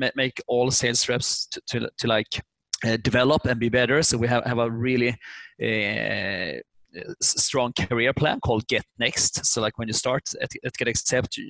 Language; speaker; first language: English; non-native, fluent; Swedish